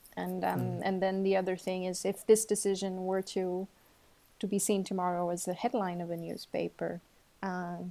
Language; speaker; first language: English; non-native, fluent; Portuguese